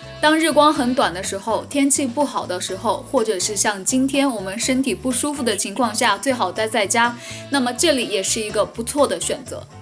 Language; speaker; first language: Chinese; native; Chinese